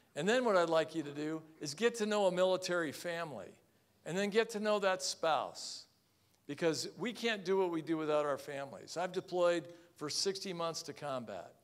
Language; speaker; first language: English; native; English